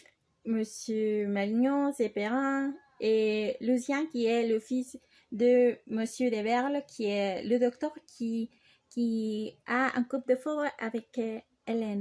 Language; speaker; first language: French; non-native, learner; Spanish